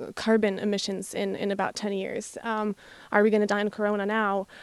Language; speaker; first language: English; non-native, fluent; Slovak